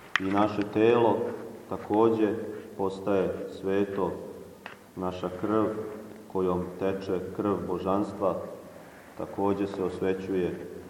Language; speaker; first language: Serbian; native; Serbian